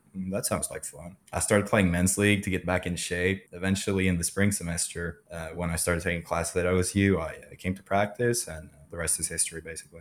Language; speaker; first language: English; non-native, fluent; Swedish